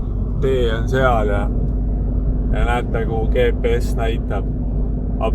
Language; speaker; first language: Estonian; native; Estonian